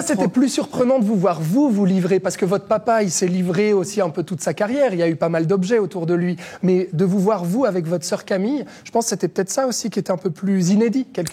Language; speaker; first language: French; native; French